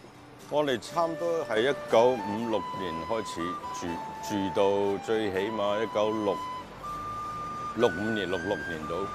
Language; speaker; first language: Chinese; native; Chinese